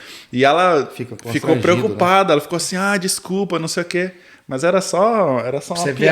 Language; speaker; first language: Portuguese; native; Portuguese